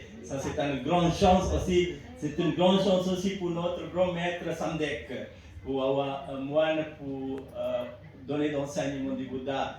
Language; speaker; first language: French; non-native, fluent; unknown